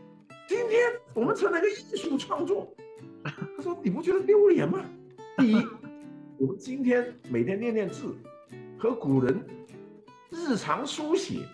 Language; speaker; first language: Chinese; non-native, local second language; Cantonese